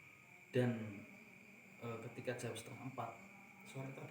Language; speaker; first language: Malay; non-native, local second language; Javanese